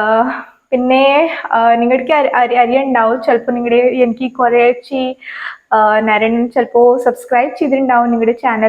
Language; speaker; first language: Malayalam; non-native, local second language; Hindi